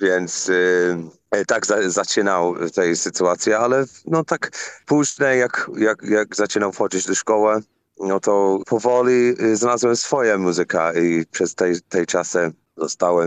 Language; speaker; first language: Polish; non-native, learner; English